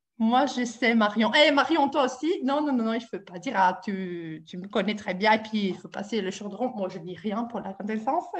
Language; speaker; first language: French; non-native, fluent; Italian